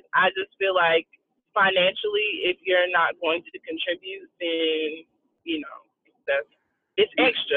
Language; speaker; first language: English; native; English